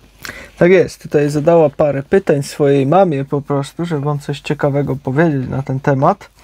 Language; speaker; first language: Polish; native; Polish